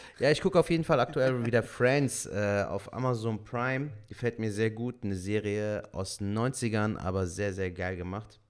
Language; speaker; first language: German; early bilingual, other home language; Turkish